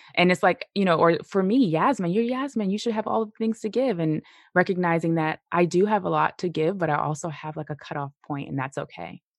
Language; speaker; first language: English; native; English